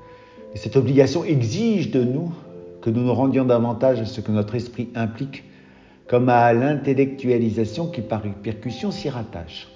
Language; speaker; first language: French; native; French